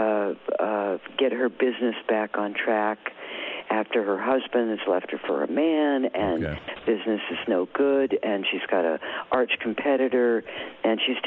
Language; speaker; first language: English; native; English